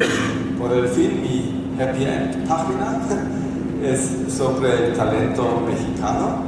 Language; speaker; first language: Spanish; non-native, fluent; German